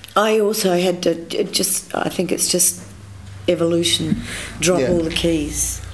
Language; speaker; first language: English; native; English